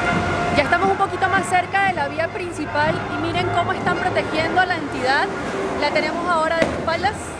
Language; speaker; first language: Spanish; native; Spanish